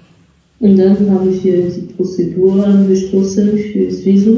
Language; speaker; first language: German; non-native, fluent; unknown